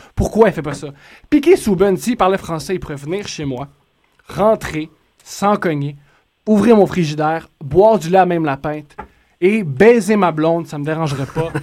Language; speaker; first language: French; native; French